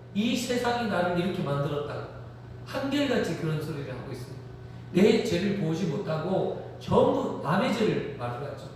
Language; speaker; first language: Korean; native; Korean